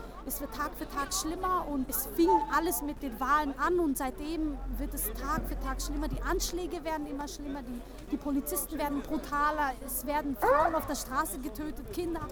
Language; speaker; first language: German; early bilingual, other home language; Kurdish